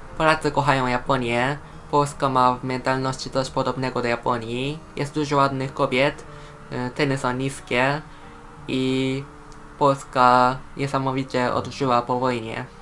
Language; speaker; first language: Polish; non-native, fluent; Japanese